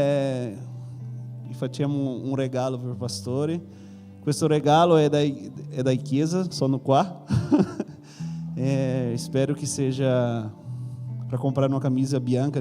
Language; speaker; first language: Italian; non-native, learner; Portuguese